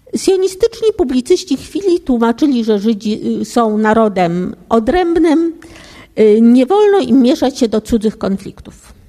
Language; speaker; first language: Polish; native; Polish